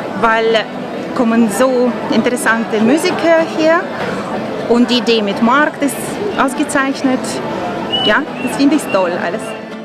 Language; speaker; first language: German; non-native, learner; Russian